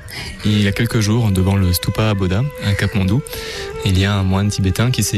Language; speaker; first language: French; native; French